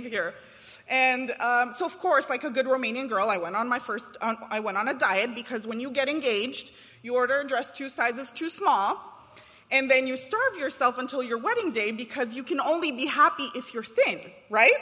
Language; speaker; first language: English; non-native, fluent; Romanian